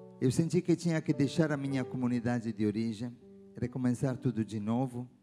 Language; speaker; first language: Portuguese; non-native, fluent; Italian